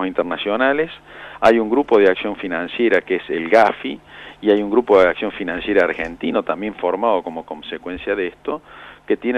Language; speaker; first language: Spanish; native; Spanish